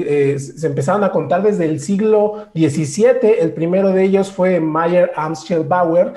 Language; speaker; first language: Spanish; native; Spanish